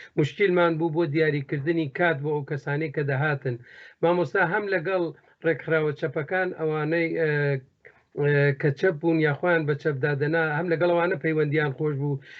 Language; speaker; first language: Central Kurdish; native; Central Kurdish